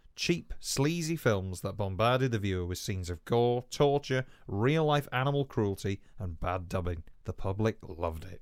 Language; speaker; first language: English; non-native, local second language; Welsh